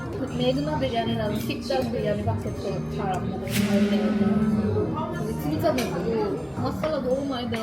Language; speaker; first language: Korean; non-native, fluent; Hindi